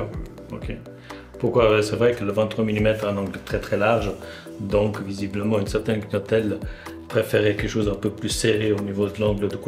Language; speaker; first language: French; native; French